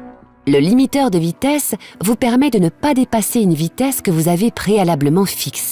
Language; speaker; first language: French; native; French